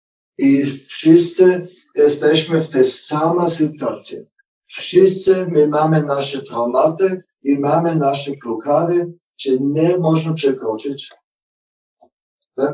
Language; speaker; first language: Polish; non-native, learner; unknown